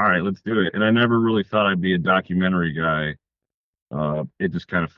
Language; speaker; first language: English; native; English